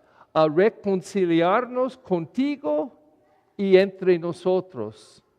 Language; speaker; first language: Spanish; non-native, fluent; English